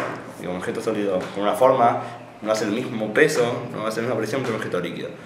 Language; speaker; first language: Spanish; native; Spanish